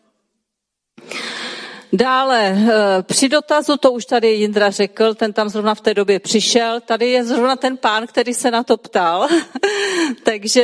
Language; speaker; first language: Czech; native; Czech